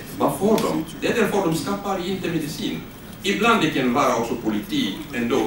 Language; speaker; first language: Swedish; non-native, learner; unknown